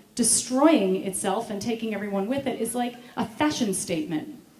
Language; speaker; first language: English; native; English